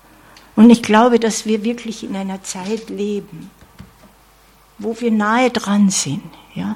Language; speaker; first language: German; non-native, fluent; English